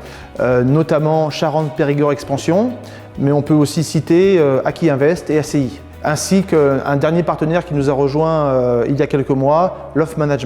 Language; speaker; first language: French; native; French